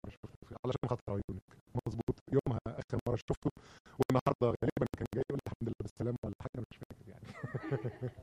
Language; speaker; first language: Egyptian Arabic; native; Egyptian Arabic